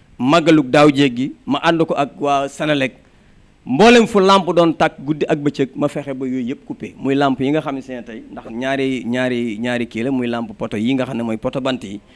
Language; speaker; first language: Wolof; native; Wolof